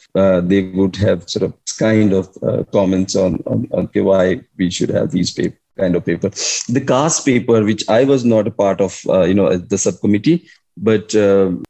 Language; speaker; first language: English; non-native, local second language; Hindi